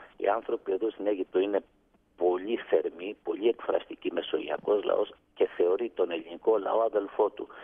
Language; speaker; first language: Greek; native; Greek